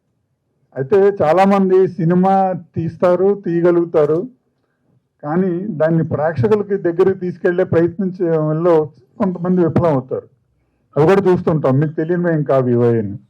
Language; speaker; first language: Telugu; native; Telugu